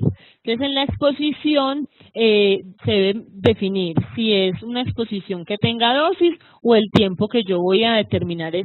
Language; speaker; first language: Spanish; native; Spanish